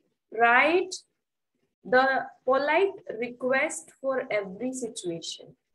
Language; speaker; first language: English; non-native, local second language; Hindi